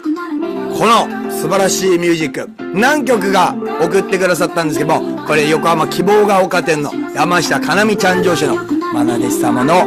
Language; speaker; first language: Japanese; native; Japanese